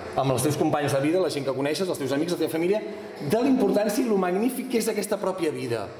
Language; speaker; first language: Catalan; native; Catalan